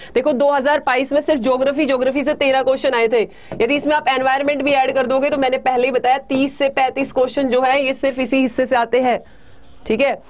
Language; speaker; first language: Hindi; native; Hindi